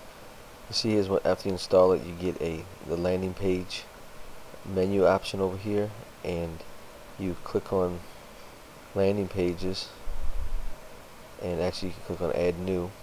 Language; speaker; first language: English; native; English